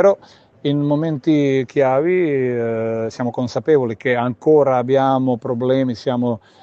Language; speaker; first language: Italian; non-native, fluent; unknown